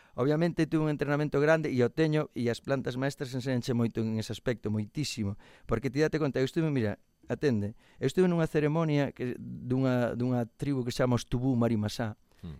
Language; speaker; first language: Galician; native; Galician